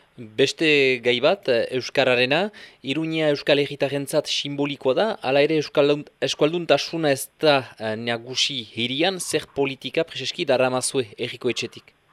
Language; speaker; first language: Basque; native; Basque